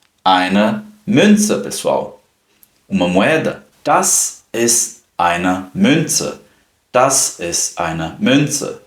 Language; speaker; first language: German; non-native, fluent; Portuguese